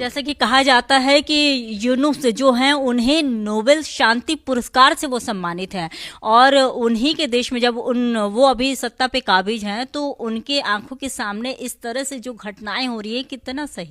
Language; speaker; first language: Hindi; native; Hindi